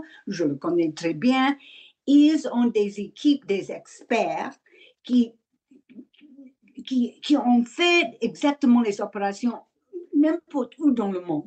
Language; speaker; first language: French; non-native, learner; English